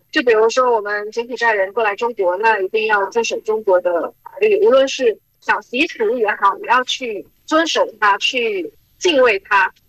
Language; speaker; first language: Chinese; non-native, fluent; Khmer